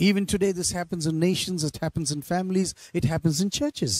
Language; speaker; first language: English; non-native, local second language; Tamil